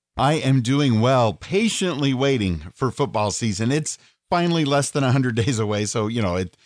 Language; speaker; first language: English; native; English